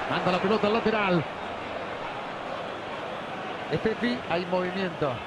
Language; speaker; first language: Spanish; native; Spanish